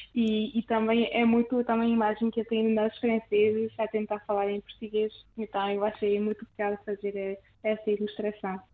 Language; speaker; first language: Portuguese; non-native, fluent; French